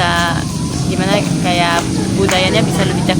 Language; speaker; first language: Indonesian; non-native, fluent; French